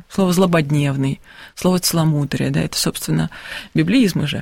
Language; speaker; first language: Russian; native; Russian